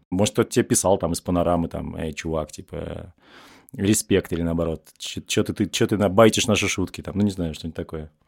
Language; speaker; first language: Russian; native; Russian